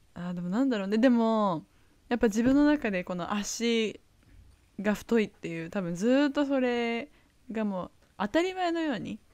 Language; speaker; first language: Japanese; native; Japanese